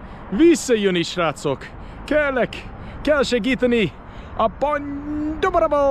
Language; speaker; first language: Hungarian; non-native, learner; English